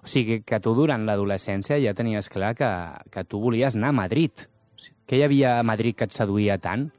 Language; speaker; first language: Catalan; native; Catalan